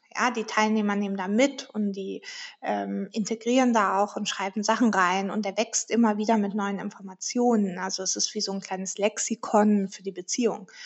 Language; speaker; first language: German; early bilingual, heritage; German